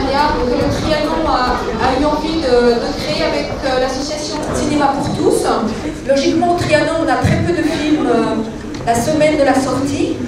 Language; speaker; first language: French; native; French